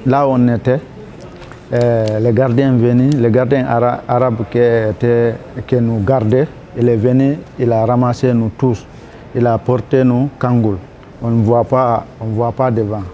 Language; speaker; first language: French; non-native, learner; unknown